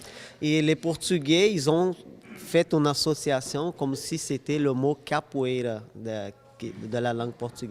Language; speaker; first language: French; non-native, fluent; Portuguese